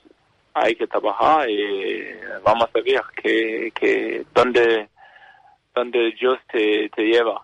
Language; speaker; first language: Spanish; non-native, learner; Danish